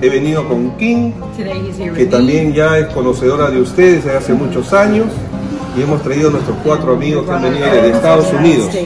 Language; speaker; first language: Spanish; native; Spanish